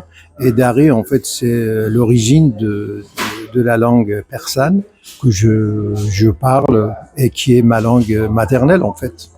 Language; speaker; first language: French; non-native, fluent; Persian